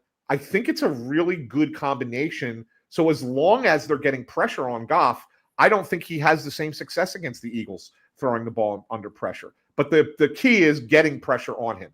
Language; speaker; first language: English; native; English